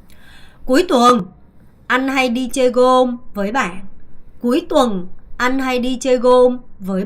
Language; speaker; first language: Vietnamese; non-native, fluent; Korean